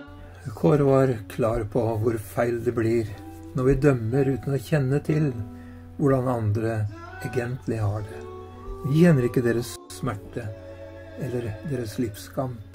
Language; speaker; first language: Norwegian; native; Norwegian